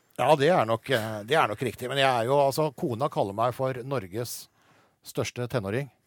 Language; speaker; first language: Norwegian; native; Norwegian